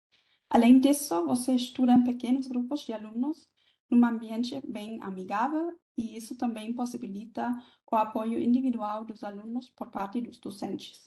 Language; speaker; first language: Portuguese; non-native, fluent; German